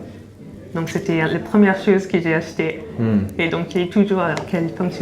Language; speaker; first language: French; non-native, fluent; English